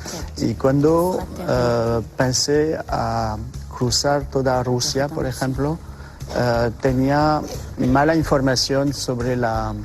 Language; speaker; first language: Spanish; non-native, fluent; French